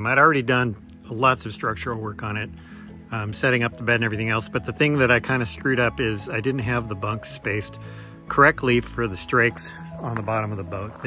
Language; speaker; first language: English; native; English